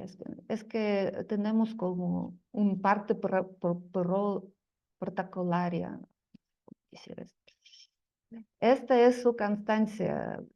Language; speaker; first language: Spanish; non-native, fluent; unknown